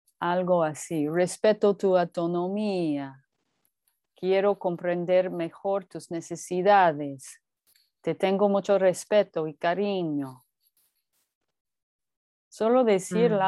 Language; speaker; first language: Spanish; non-native, fluent; English